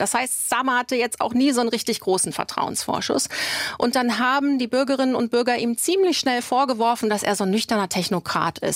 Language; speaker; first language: German; native; German